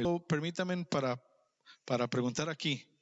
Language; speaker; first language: Spanish; native; Spanish